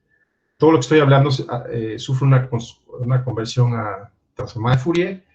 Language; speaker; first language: Spanish; native; Spanish